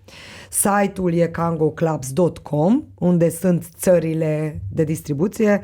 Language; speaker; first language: Romanian; non-native, local second language; Hungarian